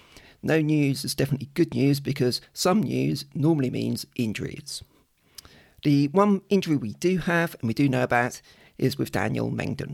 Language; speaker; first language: English; native; English